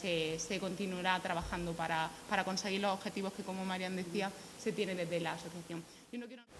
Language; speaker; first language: Spanish; native; Spanish